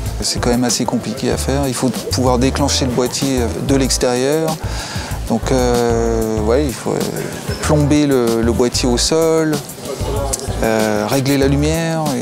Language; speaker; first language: French; native; French